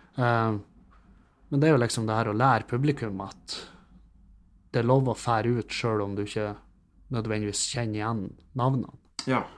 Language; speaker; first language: Norwegian; native; Norwegian